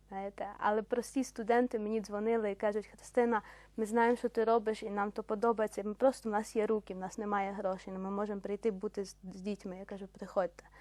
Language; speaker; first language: Ukrainian; native; Ukrainian